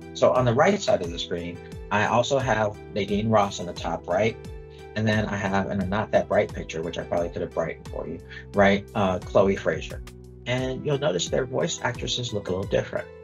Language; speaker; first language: English; native; English